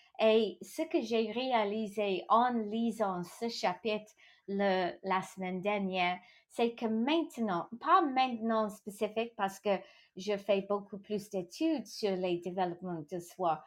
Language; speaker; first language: French; non-native, local second language; English